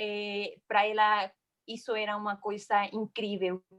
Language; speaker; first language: Portuguese; non-native, fluent; Spanish